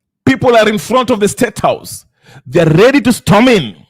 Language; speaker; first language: English; non-native, local second language; Swahili